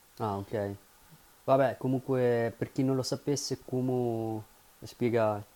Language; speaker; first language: Italian; early bilingual, other home language; Filipino